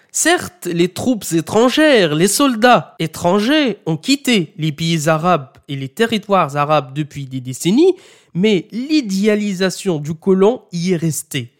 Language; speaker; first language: French; non-native, fluent; Arabic